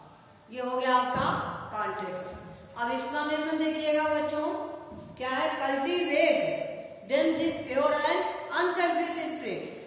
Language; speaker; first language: Hindi; native; Hindi